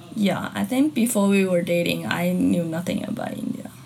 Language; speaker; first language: English; non-native, fluent; Chinese